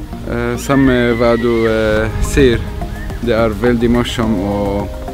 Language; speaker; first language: Norwegian; non-native, learner; Arabic